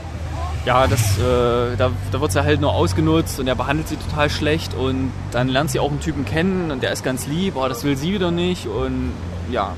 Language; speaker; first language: German; native; German